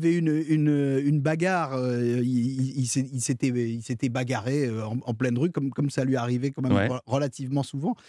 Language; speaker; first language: French; native; French